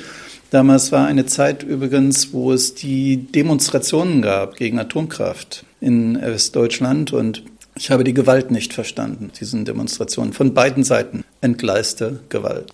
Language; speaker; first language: German; native; German